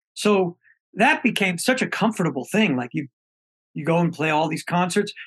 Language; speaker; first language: English; native; English